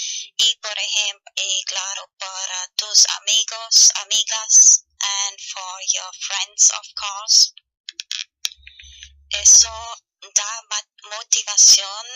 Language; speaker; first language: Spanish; non-native, fluent; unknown